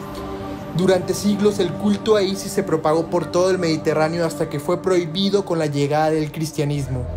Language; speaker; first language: Spanish; native; Spanish